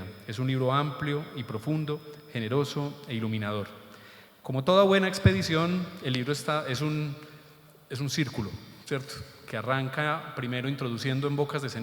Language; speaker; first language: Spanish; native; Spanish